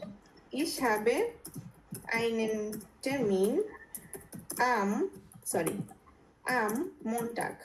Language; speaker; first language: German; non-native, fluent; Bangla